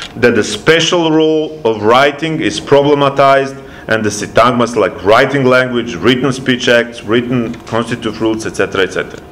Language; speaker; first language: English; non-native, fluent; Serbian